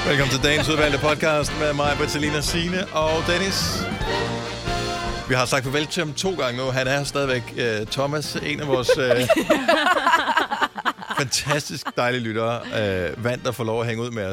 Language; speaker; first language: Danish; native; Danish